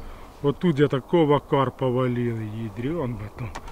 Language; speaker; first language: Russian; native; Russian